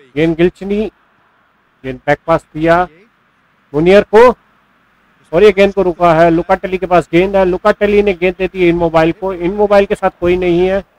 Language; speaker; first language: Hindi; native; Hindi